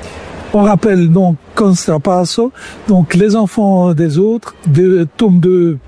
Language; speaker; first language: French; native; French